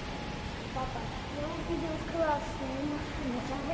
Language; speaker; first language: Russian; early bilingual, heritage; Russian